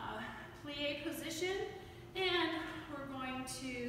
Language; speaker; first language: English; native; English